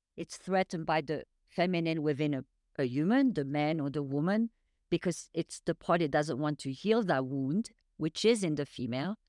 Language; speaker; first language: English; non-native, fluent; French